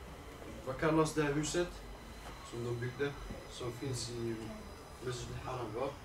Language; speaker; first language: Swedish; early bilingual, other home language; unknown